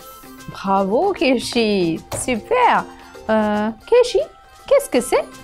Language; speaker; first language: French; non-native, fluent; Sinhala